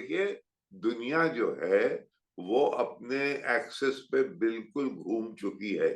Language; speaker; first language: Hindi; native; Hindi